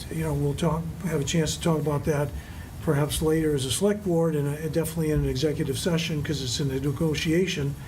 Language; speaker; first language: English; native; English